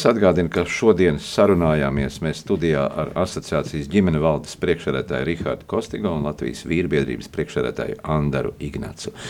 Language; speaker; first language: Latvian; native; Latvian